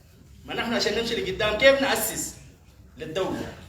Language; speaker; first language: Arabic; native; Arabic